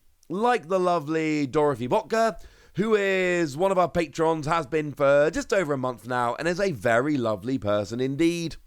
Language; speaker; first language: English; native; English